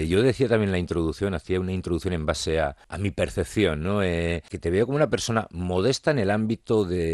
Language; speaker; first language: Spanish; native; Spanish